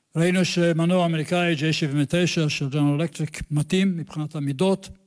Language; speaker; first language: Hebrew; non-native, fluent; English